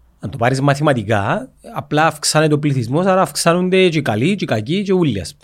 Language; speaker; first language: Greek; native; Greek